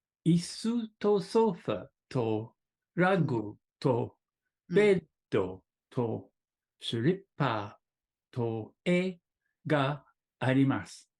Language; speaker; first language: Japanese; non-native, learner; English